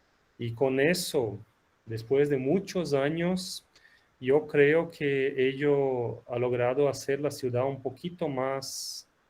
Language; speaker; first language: Spanish; non-native, fluent; Portuguese